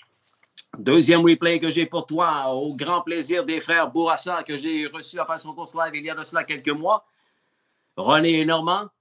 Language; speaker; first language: French; native; French